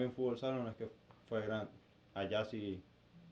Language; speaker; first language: Spanish; native; Spanish